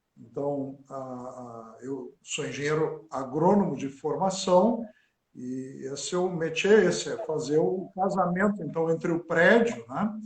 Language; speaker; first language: Portuguese; native; Portuguese